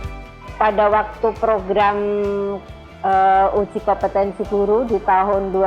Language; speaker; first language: Indonesian; native; Indonesian